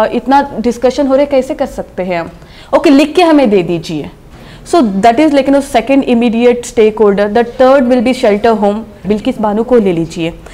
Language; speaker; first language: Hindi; non-native, local second language; Kannada